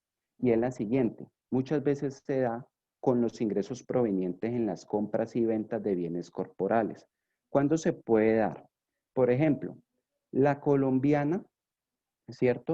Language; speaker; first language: Spanish; native; Spanish